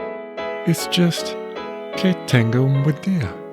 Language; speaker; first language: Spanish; non-native, fluent; English